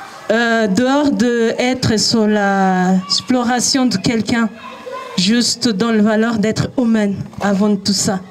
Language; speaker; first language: French; non-native, learner; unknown